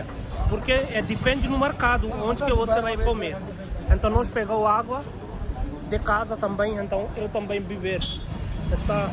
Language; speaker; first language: Portuguese; non-native, learner; Hindi